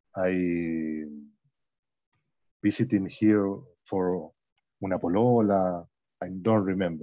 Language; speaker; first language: English; non-native, learner; Spanish